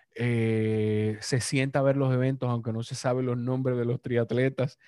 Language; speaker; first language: Spanish; native; Spanish